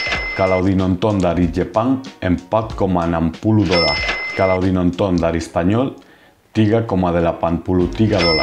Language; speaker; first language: Indonesian; non-native, fluent; Spanish